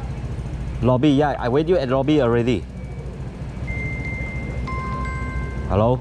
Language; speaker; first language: English; non-native, local second language; Chinese